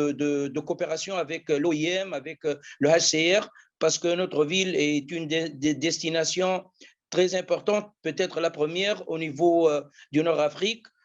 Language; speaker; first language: French; non-native, local second language; Arabic